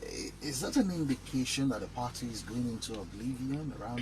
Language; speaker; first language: English; non-native, local second language; Yoruba